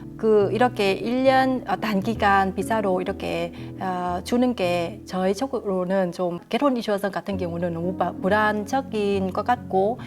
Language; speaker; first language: Korean; non-native, fluent; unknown